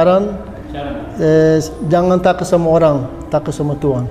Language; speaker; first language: Indonesian; non-native, fluent; English